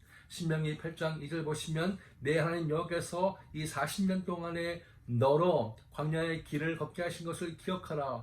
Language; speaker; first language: Korean; native; Korean